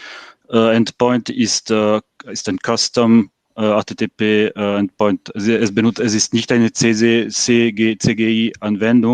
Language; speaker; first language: German; non-native, fluent; French